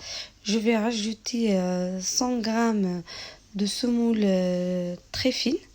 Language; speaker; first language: French; non-native, local second language; Arabic